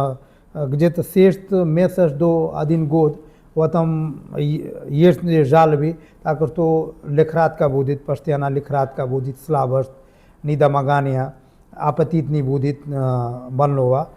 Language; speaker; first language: Russian; non-native, learner; Hindi